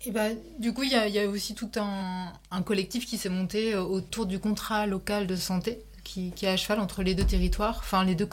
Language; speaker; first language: French; native; French